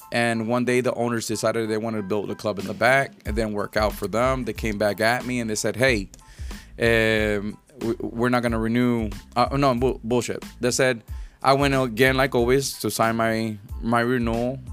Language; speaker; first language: English; early bilingual, other home language; Spanish